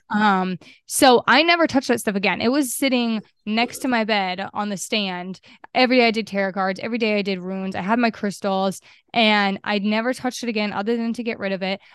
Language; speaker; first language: English; native; English